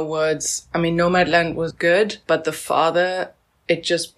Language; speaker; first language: English; native; English